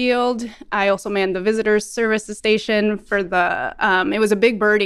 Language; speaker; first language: English; native; English